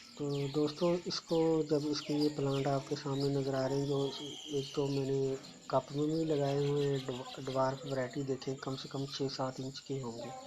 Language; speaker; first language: Urdu; non-native, local second language; Punjabi